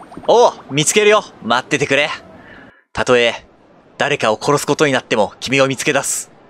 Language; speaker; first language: Japanese; native; Japanese